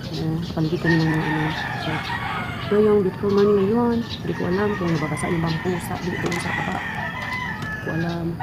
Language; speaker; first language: Filipino; non-native, local second language; Cebuano